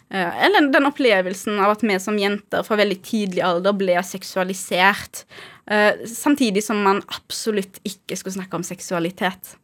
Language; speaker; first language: Norwegian; native; Norwegian